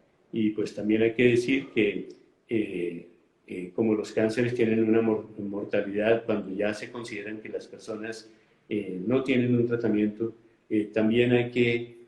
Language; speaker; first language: Spanish; native; Spanish